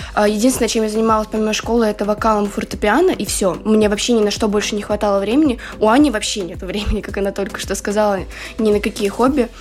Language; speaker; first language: Russian; native; Russian